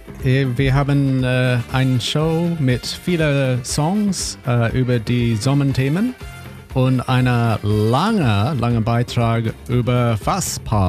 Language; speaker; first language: German; non-native, learner; English